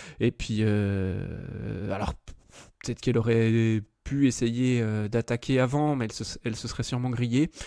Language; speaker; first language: French; native; French